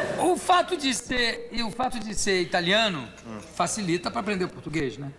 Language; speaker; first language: Portuguese; native; Portuguese